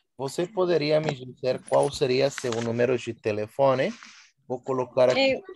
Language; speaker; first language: Portuguese; non-native, fluent; Spanish